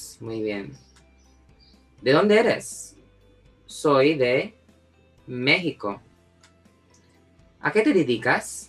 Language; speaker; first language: Spanish; non-native, fluent; Filipino